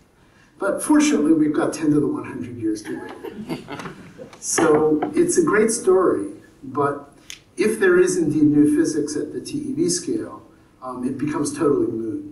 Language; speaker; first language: English; native; English